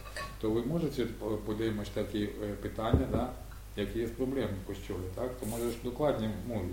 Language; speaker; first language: Polish; non-native, learner; Ukrainian